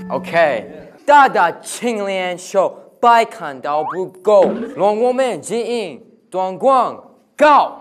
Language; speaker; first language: Chinese; non-native, learner; English